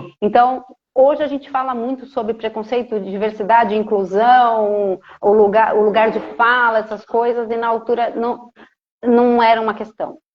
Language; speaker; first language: Portuguese; native; Portuguese